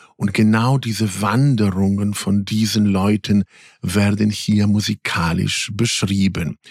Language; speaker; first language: German; early bilingual, other home language; Polish